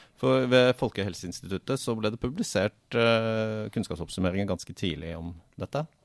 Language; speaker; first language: Norwegian; native; Norwegian